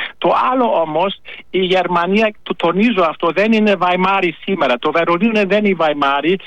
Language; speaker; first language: Greek; non-native, fluent; German